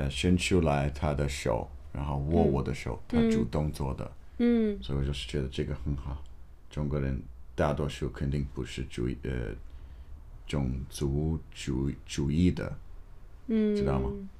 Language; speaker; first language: Chinese; non-native, learner; English